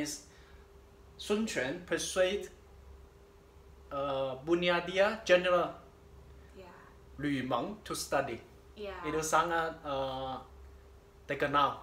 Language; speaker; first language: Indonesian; non-native, learner; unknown